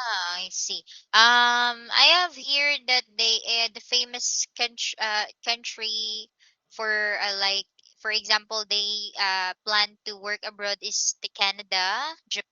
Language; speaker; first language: English; non-native, local second language; Filipino